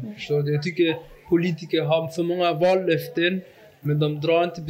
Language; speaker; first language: Swedish; native; Swedish